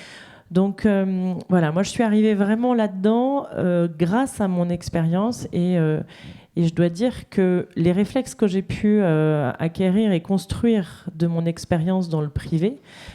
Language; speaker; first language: French; native; French